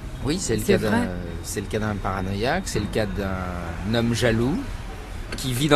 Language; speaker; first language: French; native; French